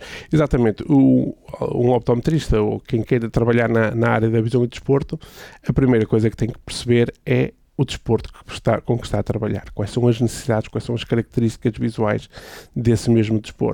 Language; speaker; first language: Portuguese; native; Portuguese